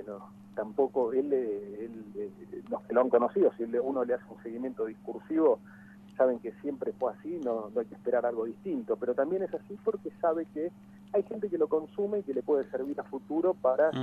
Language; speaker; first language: Spanish; native; Spanish